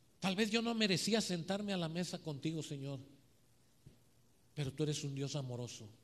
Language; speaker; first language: Spanish; native; Spanish